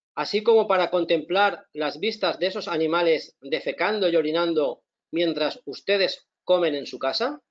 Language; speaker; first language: Spanish; non-native, local second language; Catalan